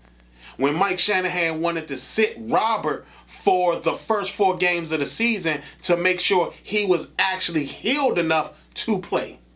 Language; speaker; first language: English; native; English